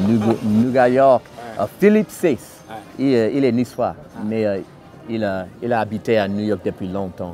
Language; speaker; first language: French; non-native, fluent; English